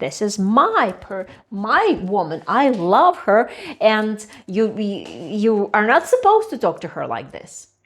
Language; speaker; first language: English; non-native, fluent; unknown